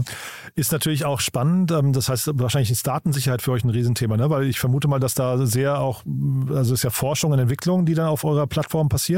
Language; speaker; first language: German; native; German